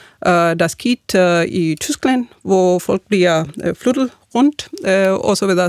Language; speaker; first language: Danish; non-native, fluent; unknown